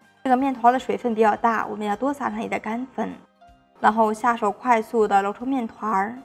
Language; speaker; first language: Chinese; native; Chinese